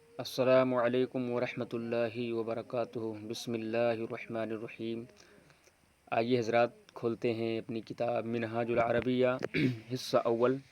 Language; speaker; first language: Urdu; native; Urdu